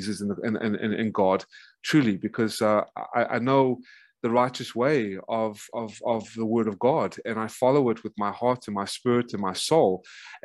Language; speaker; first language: English; native; English